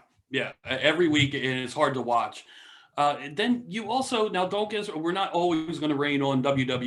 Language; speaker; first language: English; native; English